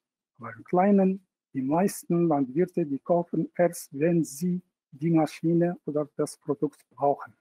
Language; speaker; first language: German; non-native, fluent; Arabic